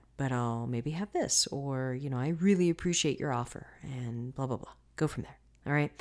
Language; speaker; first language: English; native; English